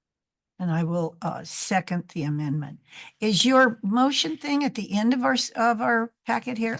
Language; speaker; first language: English; native; English